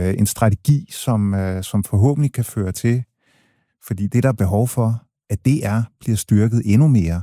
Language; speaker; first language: Danish; early bilingual, other home language; English